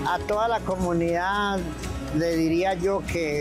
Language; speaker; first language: Spanish; native; Spanish